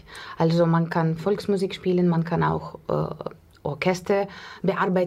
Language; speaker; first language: German; non-native, learner; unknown